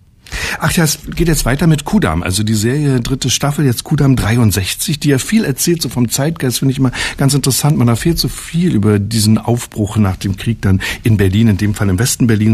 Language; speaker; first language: German; native; German